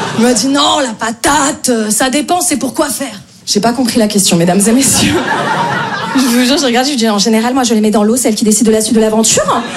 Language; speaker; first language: French; native; French